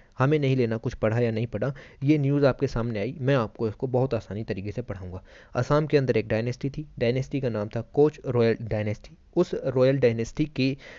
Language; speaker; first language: Hindi; native; Hindi